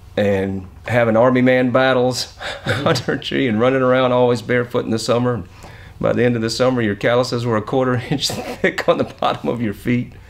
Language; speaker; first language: English; native; English